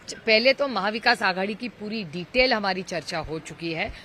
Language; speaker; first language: Hindi; non-native, local second language; Marathi